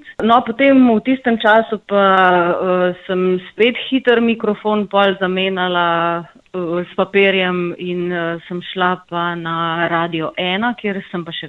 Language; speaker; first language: Slovenian; native; Slovenian